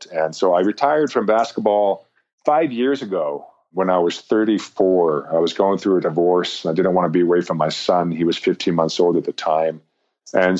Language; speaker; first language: English; native; English